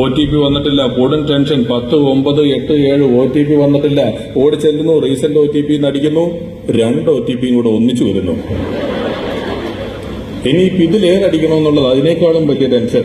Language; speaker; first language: Malayalam; native; Malayalam